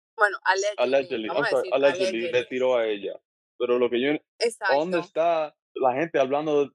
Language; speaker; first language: Spanish; early bilingual, heritage; Spanish